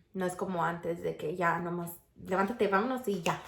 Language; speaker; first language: Spanish; early bilingual, heritage; Spanish